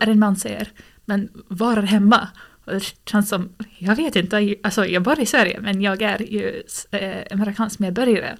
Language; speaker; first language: Swedish; non-native, fluent; English